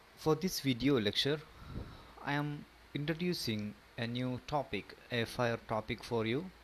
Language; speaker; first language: English; non-native, local second language; Malayalam